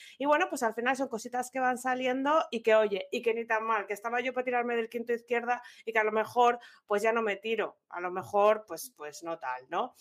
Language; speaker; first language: Spanish; native; Spanish